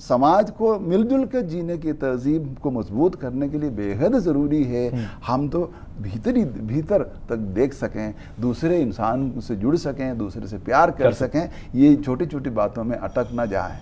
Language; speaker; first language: Hindi; non-native, local second language; Malayalam